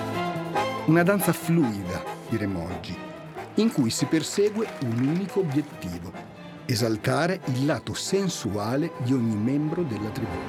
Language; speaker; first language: Italian; native; Italian